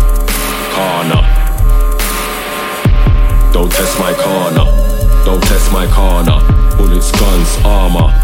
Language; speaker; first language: English; non-native, fluent; Spanish